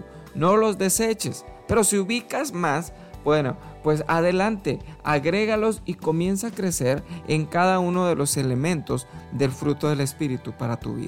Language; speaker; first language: Spanish; native; Spanish